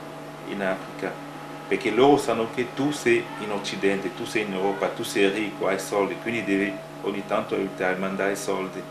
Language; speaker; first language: Italian; non-native, fluent; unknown